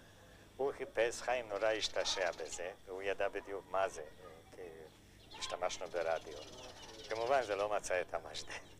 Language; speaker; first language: Hebrew; non-native, fluent; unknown